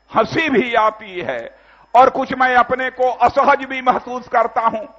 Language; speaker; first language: Hindi; native; Hindi